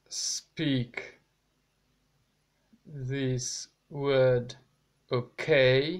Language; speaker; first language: English; non-native, learner; Russian